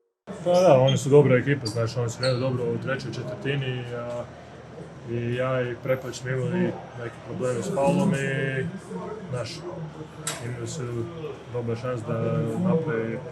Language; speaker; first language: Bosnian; non-native, fluent; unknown